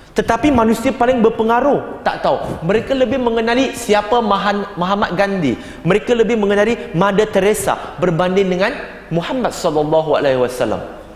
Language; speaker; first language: Malay; non-native, local second language; Chinese